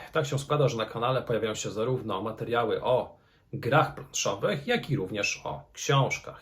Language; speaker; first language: Polish; native; Polish